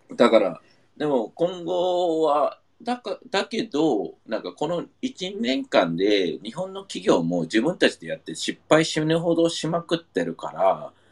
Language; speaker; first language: Japanese; non-native, fluent; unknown